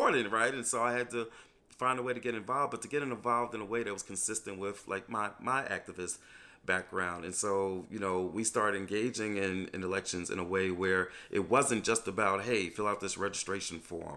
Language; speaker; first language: English; native; English